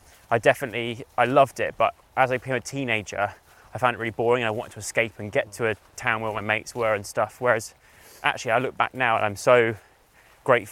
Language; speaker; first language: English; native; English